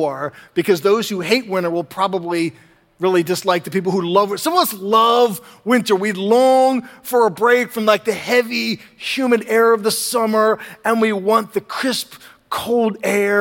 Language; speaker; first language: English; native; English